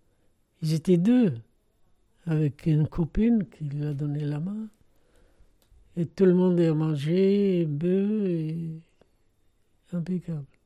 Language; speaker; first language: French; non-native, fluent; Arabic